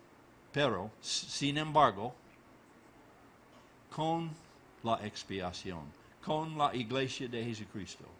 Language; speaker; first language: Spanish; non-native, learner; English